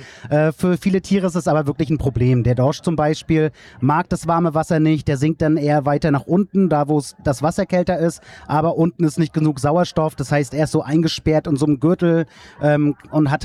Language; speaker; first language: German; native; German